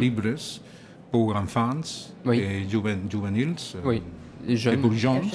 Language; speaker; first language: French; non-native, learner; Catalan